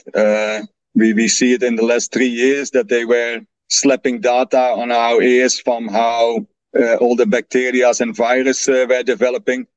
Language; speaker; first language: English; non-native, fluent; Dutch